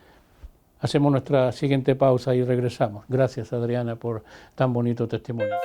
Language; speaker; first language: Spanish; native; Spanish